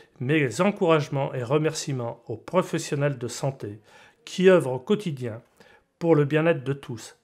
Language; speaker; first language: French; native; French